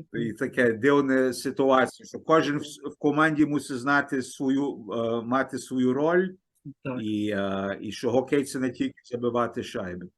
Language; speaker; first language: Ukrainian; early bilingual, heritage; Ukrainian